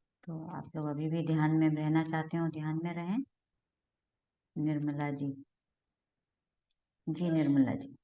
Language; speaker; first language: Hindi; native; Hindi